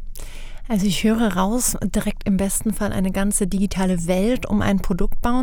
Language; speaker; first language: German; native; German